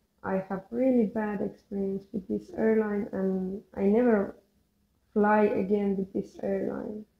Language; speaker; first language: English; non-native, learner; Persian